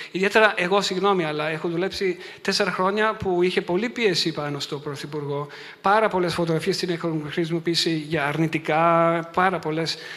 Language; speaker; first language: Greek; non-native, fluent; Italian